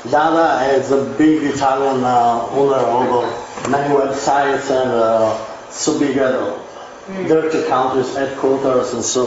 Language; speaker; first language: English; non-native, learner; Italian